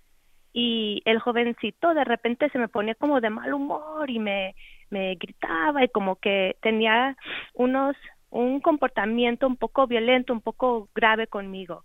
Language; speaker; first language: Spanish; native; Spanish